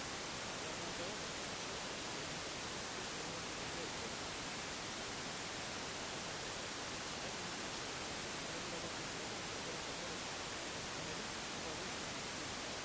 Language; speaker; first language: Russian; native; Russian